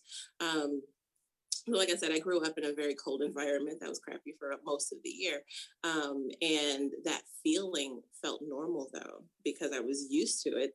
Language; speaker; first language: English; native; English